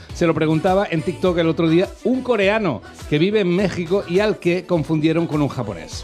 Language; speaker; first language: Spanish; native; Spanish